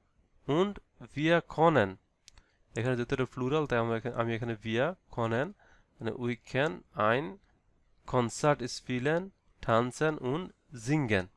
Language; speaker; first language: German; non-native, learner; Bangla